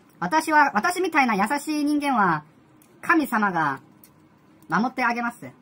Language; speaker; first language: Japanese; non-native, learner; Korean